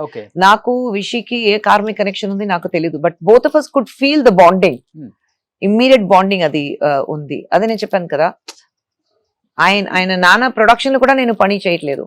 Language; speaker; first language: Telugu; non-native, fluent; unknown